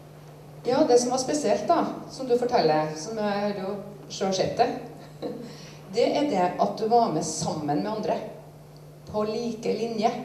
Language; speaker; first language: Norwegian; native; Norwegian